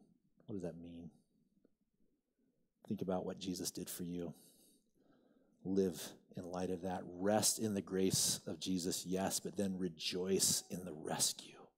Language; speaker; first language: English; native; English